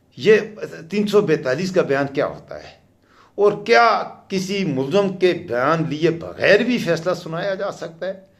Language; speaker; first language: Urdu; non-native, local second language; Pashto